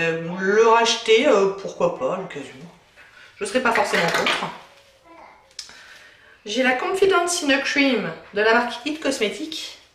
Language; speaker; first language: French; native; French